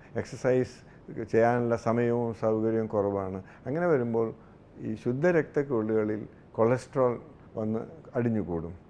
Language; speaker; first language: Malayalam; native; Malayalam